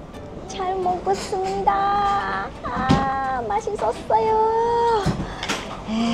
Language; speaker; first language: Korean; non-native, learner; Japanese